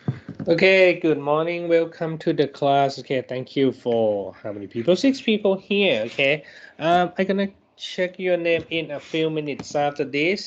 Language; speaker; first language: English; non-native, fluent; Thai